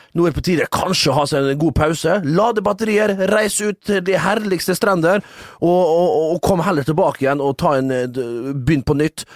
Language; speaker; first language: Norwegian; native; Norwegian